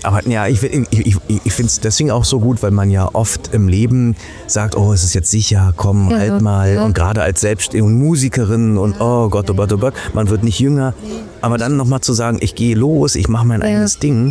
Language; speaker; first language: German; native; German